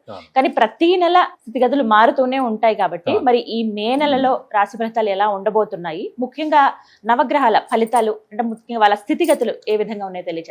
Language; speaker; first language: Telugu; native; Telugu